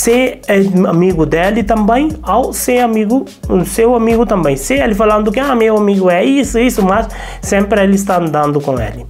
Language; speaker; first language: Portuguese; non-native, learner; Hindi